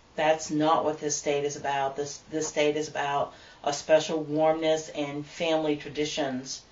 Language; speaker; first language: English; native; English